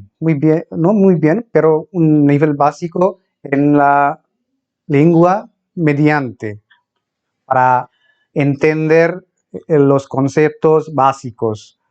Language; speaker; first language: Spanish; non-native, fluent; Bangla